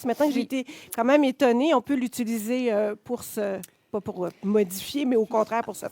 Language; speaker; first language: French; native; French